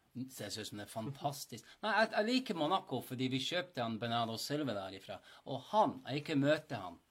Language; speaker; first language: Norwegian; non-native, fluent; English